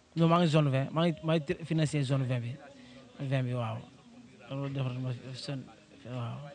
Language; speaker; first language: Wolof; non-native, local second language; Jola-Fonyi